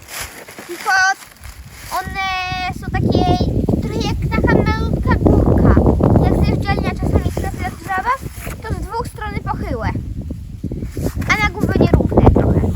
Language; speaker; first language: Polish; early bilingual, heritage; Polish